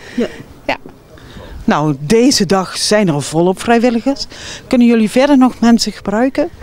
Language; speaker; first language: Dutch; native; Dutch